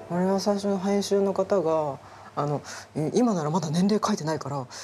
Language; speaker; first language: Japanese; native; Japanese